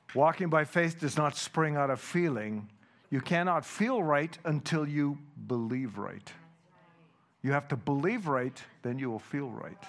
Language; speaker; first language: English; non-native, fluent; Dutch